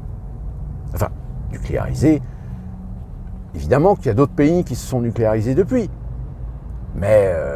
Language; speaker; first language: French; native; French